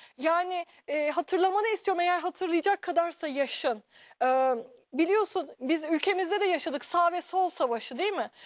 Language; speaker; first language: Turkish; native; Turkish